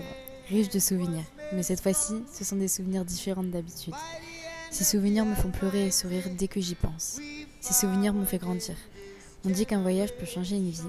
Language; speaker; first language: French; native; French